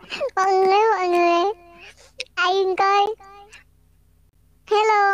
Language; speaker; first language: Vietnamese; non-native, learner; Indonesian